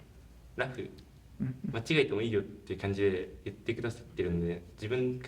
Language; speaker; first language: Japanese; native; Japanese